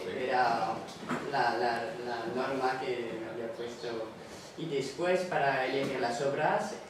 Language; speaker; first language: Spanish; non-native, fluent; French